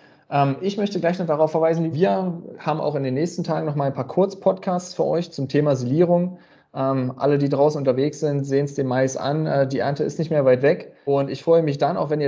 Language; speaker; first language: German; native; German